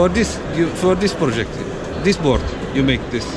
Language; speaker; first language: English; non-native, learner; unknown